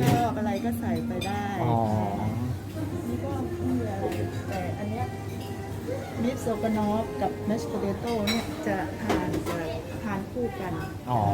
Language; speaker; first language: Thai; native; Thai